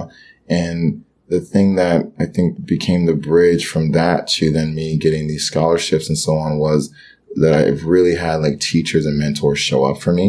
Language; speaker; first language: English; early bilingual, other home language; Haitian Creole